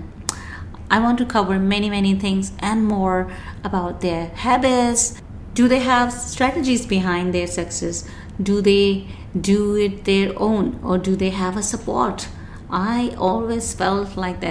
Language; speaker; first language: English; non-native, local second language; Hindi